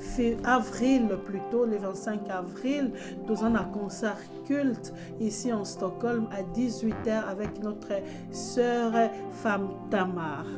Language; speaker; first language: French; non-native, local second language; Lingala